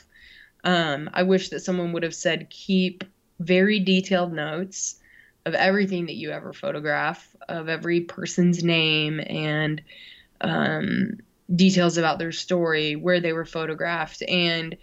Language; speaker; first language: English; native; English